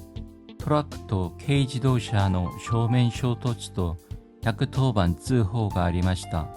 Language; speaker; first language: Japanese; non-native, fluent; Korean